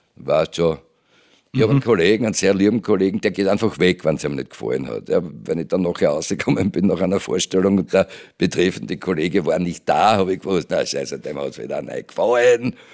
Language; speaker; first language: German; native; German